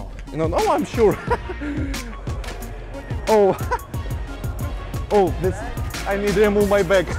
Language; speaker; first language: English; non-native, learner; Russian